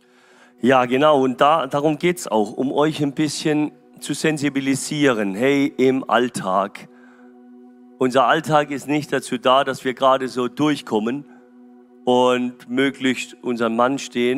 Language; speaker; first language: German; native; German